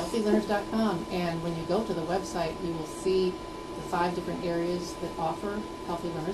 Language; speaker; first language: English; native; English